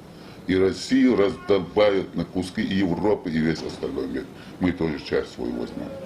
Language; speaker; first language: Russian; non-native, local second language; Chechen